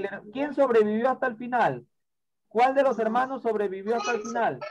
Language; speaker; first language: Spanish; native; Spanish